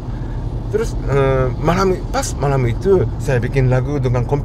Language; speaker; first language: Indonesian; non-native, fluent; Japanese